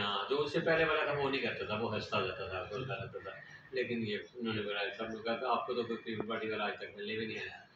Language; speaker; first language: Urdu; native; Urdu